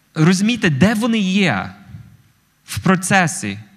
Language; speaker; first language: Ukrainian; non-native, fluent; English